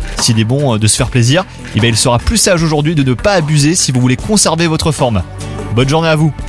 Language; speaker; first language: French; native; French